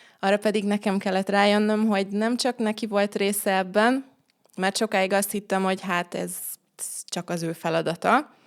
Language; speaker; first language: Hungarian; native; Hungarian